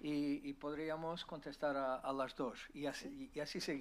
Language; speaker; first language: Spanish; non-native, fluent; Portuguese